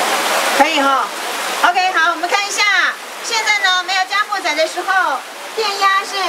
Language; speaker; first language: Chinese; native; Chinese